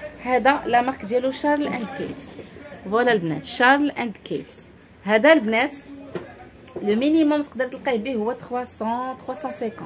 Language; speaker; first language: Arabic; native; Arabic